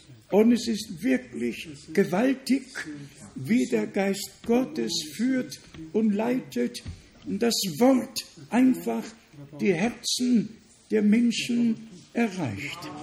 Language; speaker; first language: German; native; German